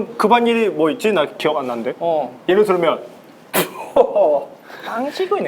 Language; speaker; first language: Korean; non-native, local second language; Chinese